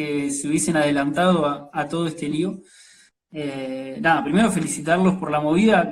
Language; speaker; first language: Spanish; native; Spanish